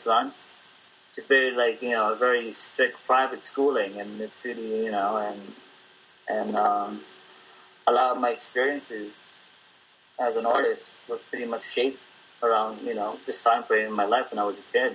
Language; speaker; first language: English; non-native, local second language; Filipino